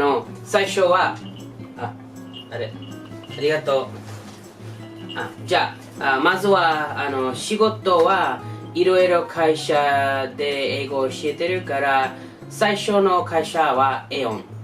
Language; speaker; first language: Japanese; non-native, learner; English